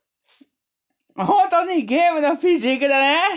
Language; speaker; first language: Japanese; non-native, learner; English